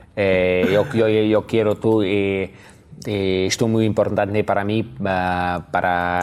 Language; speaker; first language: Spanish; non-native, learner; Russian